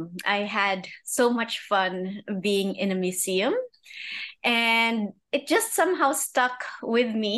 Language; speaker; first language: English; native; English